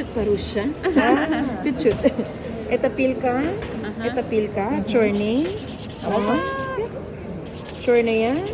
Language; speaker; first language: Russian; non-native, learner; Filipino